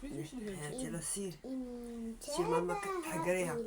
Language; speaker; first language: Arabic; native; Arabic